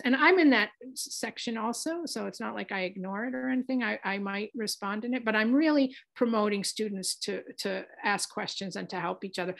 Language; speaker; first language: English; early bilingual, other home language; Spanish